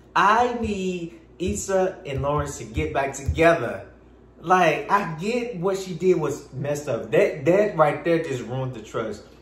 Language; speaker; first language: English; native; English